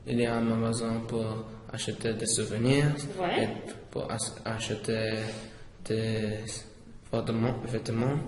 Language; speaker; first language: French; non-native, learner; English